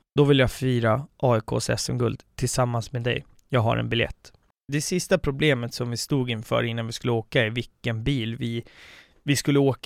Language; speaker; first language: Swedish; native; Swedish